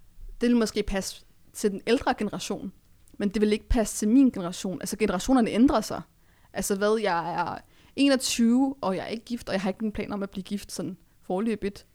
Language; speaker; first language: Danish; early bilingual, other home language; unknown